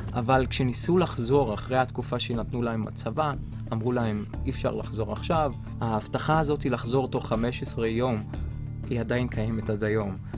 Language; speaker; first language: Hebrew; non-native, local second language; Arabic